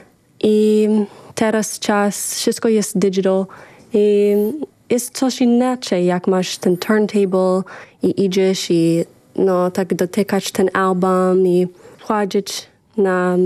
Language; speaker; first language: Polish; early bilingual, heritage; English